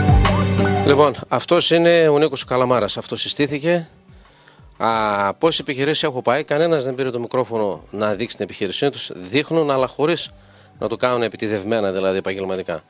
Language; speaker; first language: Greek; native; Greek